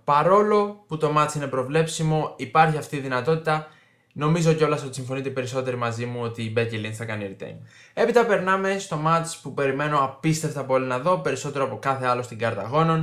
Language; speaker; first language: Greek; native; Greek